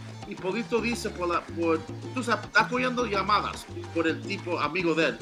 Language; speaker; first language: Spanish; early bilingual, heritage; Spanish